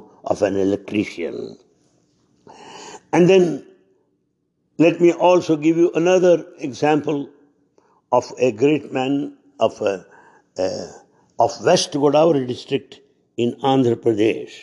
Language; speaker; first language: English; non-native, local second language; Telugu